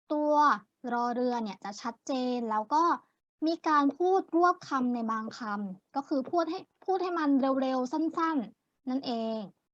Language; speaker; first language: Thai; native; Thai